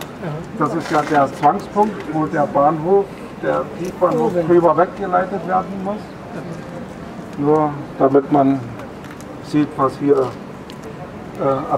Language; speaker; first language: German; native; German